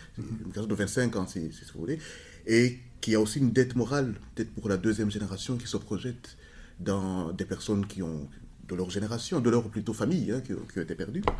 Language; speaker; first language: French; non-native, local second language; Kinyarwanda